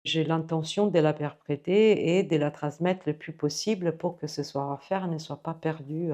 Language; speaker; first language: French; non-native, fluent; Italian